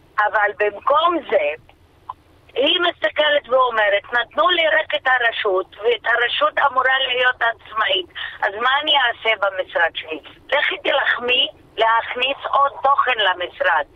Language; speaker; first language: Hebrew; non-native, local second language; Arabic